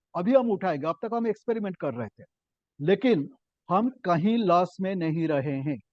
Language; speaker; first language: Hindi; non-native, local second language; Odia